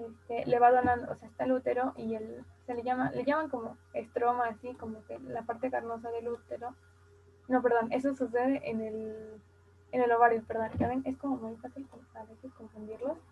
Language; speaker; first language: Spanish; native; Spanish